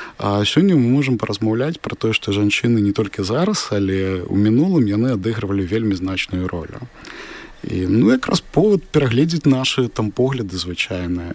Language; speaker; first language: Belarusian; non-native, local second language; Russian